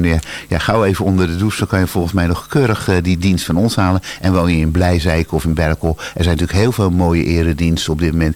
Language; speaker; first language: Dutch; native; Dutch